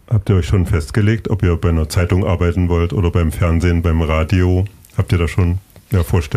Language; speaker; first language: German; native; German